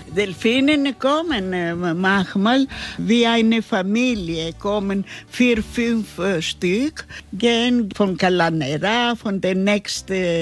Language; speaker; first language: German; non-native, learner; Greek